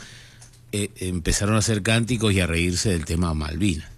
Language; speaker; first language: Spanish; native; Spanish